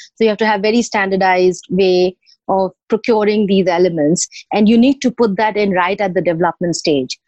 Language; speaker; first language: English; non-native, local second language; Odia